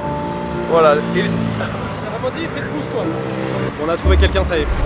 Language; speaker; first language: French; native; French